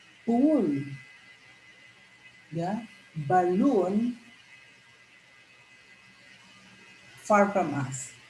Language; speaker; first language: English; non-native, local second language; Filipino